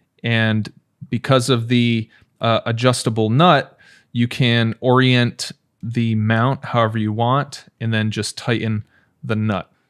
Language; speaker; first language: English; native; English